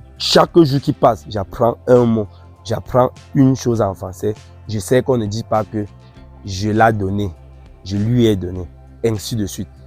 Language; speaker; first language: French; non-native, local second language; Ghomala